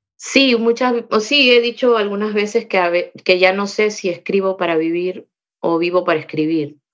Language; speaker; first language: Spanish; native; Spanish